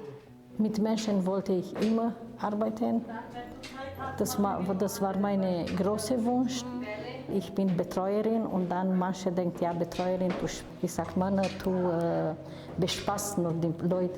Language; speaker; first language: German; non-native, fluent; Romanian